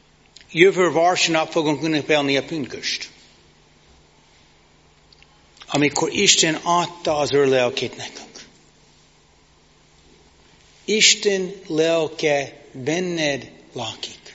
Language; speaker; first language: Hungarian; non-native, fluent; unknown